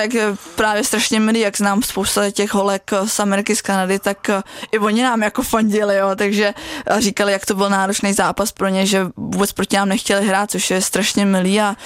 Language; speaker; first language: Czech; native; Czech